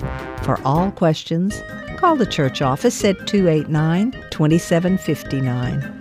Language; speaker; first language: English; native; English